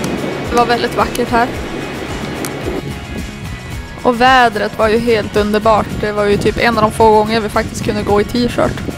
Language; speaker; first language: Swedish; native; Swedish